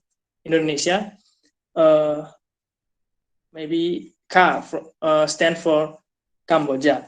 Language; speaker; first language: English; non-native, fluent; Indonesian